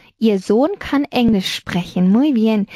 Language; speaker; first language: German; non-native, fluent; Spanish